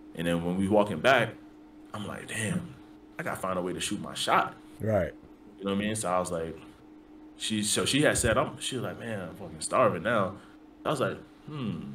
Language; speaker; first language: English; native; English